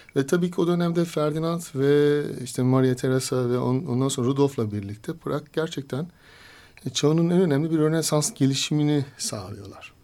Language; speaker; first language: Turkish; native; Turkish